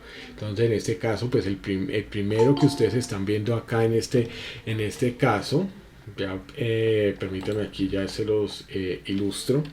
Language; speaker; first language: Spanish; native; Spanish